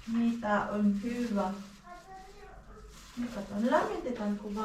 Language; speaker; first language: Finnish; non-native, learner; Filipino